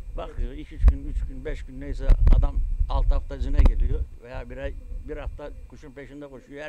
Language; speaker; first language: Turkish; native; Turkish